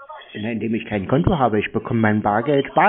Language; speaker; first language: German; native; German